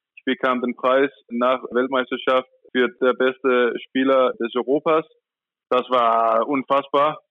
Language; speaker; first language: German; non-native, fluent; Danish